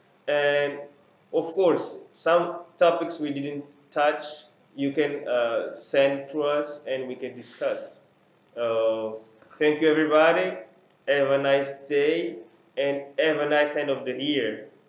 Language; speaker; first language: English; non-native, fluent; Portuguese